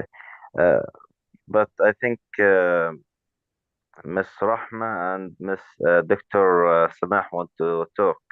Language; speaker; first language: English; non-native, learner; Arabic